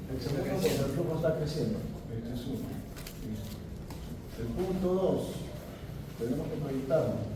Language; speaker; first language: Spanish; native; Spanish